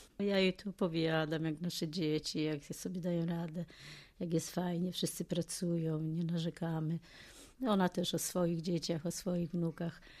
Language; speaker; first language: Polish; native; Polish